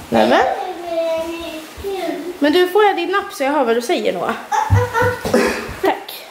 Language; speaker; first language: Swedish; native; Swedish